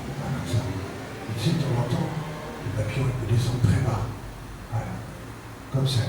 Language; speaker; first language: French; native; French